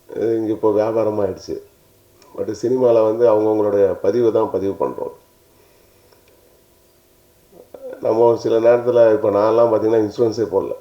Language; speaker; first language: Tamil; native; Tamil